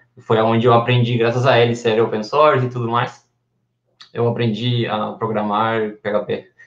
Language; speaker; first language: Portuguese; non-native, fluent; Spanish